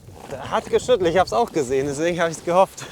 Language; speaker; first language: German; native; German